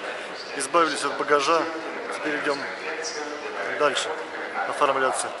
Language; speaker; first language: Russian; native; Russian